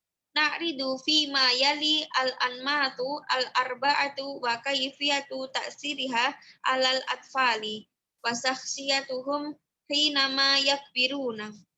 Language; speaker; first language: Arabic; non-native, learner; Indonesian